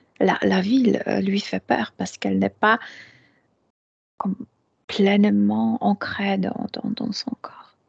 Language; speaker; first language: French; non-native, fluent; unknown